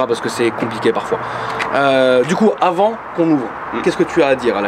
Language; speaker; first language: French; native; French